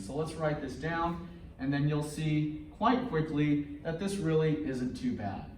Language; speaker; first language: English; native; English